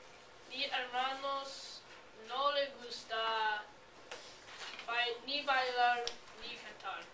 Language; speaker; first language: Spanish; non-native, learner; English